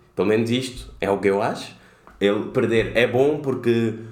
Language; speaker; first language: Portuguese; native; Portuguese